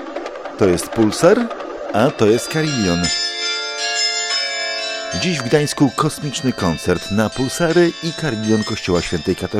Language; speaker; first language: Polish; native; Polish